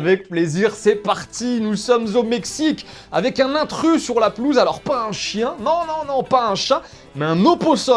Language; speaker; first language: French; native; French